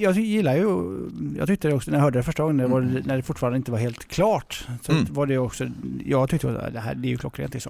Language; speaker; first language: Swedish; native; Swedish